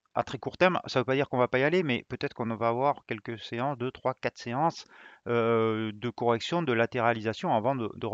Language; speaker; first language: French; native; French